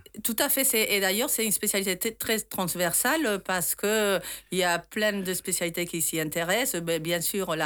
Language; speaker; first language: French; non-native, fluent; Spanish